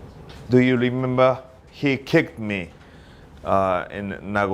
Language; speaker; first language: English; non-native, learner; Japanese